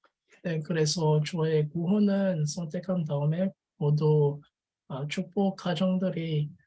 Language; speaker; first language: Korean; non-native, learner; French